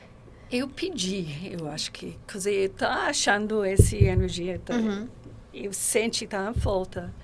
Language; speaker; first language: Portuguese; non-native, fluent; English